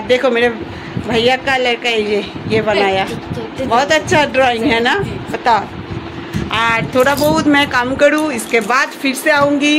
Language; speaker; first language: Hindi; non-native, local second language; Bangla